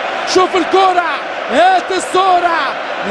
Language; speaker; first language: Arabic; native; Arabic